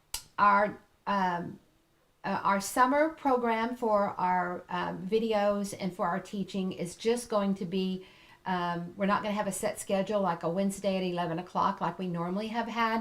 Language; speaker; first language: English; native; English